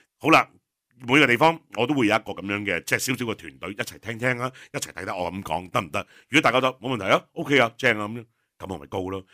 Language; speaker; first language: Cantonese; native; Cantonese